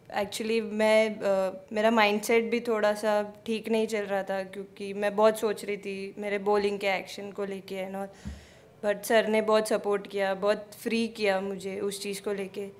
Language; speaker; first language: Hindi; native; Hindi